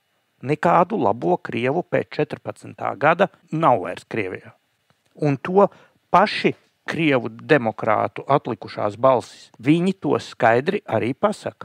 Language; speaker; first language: Latvian; native; Latvian